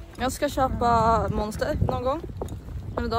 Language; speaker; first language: Swedish; native; Swedish